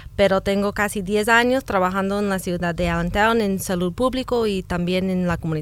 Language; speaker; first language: Spanish; non-native, fluent; English